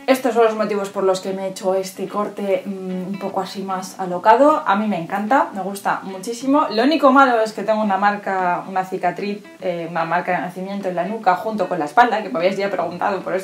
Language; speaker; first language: Spanish; native; Spanish